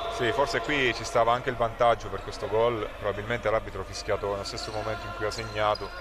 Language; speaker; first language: Italian; native; Italian